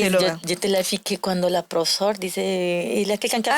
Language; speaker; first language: French; non-native, learner; Spanish